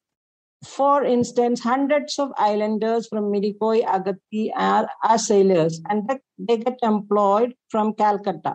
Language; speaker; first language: English; non-native, local second language; Malayalam